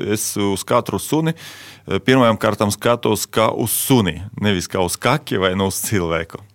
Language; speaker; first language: Latvian; non-native, local second language; Russian